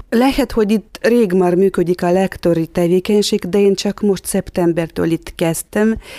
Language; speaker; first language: Hungarian; non-native, fluent; Russian